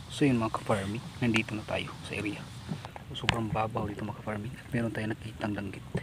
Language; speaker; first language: Filipino; non-native, local second language; Cebuano